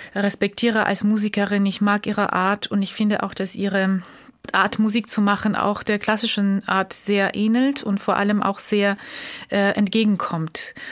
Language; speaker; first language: German; non-native, fluent; Georgian